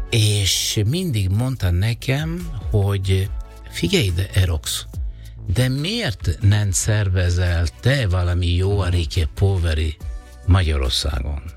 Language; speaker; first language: Hungarian; non-native, learner; Italian